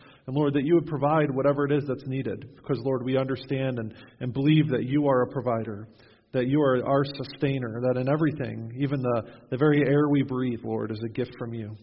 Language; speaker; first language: English; native; English